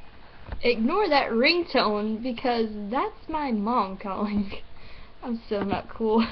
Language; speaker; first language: English; native; English